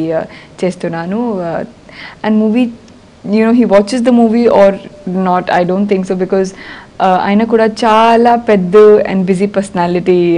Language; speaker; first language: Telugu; non-native, learner; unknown